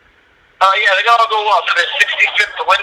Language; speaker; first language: English; native; English